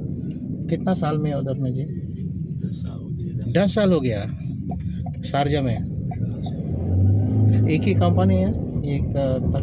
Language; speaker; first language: Hindi; non-native, learner; Filipino